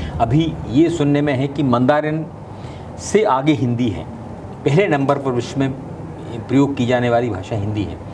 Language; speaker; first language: Hindi; native; Hindi